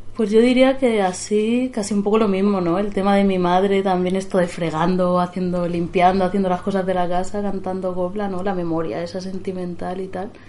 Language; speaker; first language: Spanish; native; Spanish